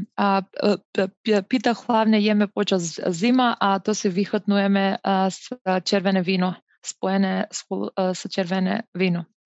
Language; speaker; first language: Slovak; non-native, fluent; Macedonian